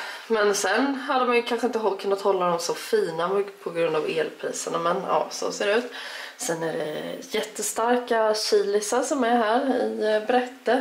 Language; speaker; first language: Swedish; native; Swedish